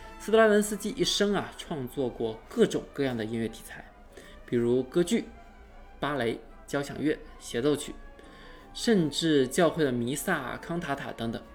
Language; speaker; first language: Chinese; native; Chinese